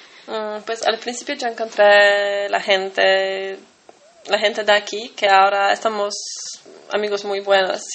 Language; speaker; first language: Spanish; non-native, fluent; Polish